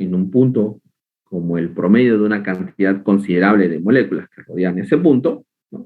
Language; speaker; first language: Spanish; native; Spanish